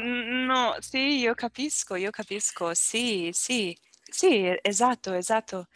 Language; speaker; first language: Italian; non-native, learner; Portuguese